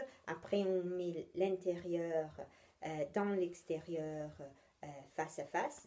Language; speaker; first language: French; non-native, fluent; Italian